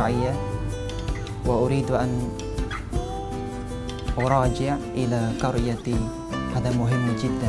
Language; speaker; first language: Arabic; non-native, learner; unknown